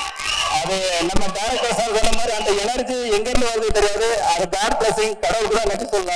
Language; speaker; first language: Tamil; native; Tamil